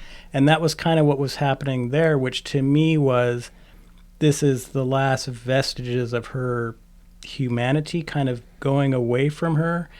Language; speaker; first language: English; native; English